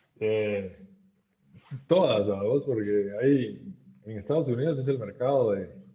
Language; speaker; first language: Spanish; native; Spanish